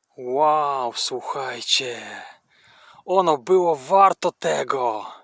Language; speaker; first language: Polish; non-native, fluent; Russian